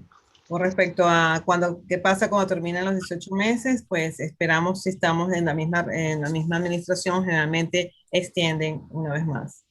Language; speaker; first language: Spanish; native; Spanish